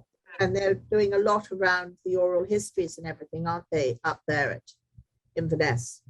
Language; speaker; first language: English; native; English